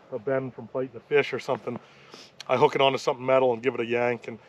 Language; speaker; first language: English; native; English